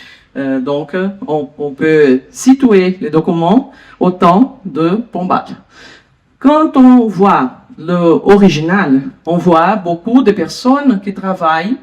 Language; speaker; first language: French; non-native, learner; Portuguese